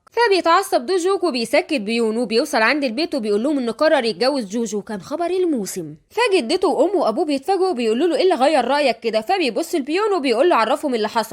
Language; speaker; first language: Arabic; native; Arabic